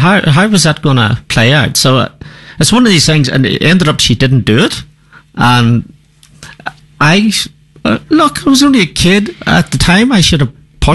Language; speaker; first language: English; native; English